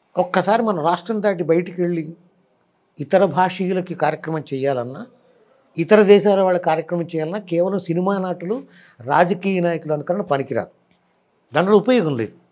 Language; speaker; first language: Telugu; native; Telugu